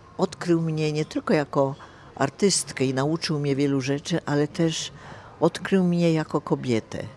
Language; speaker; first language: Polish; native; Polish